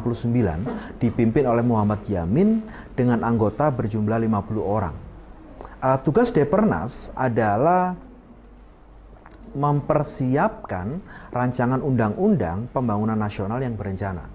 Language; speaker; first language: Indonesian; native; Indonesian